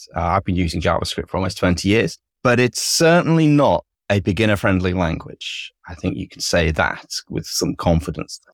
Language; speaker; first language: English; native; English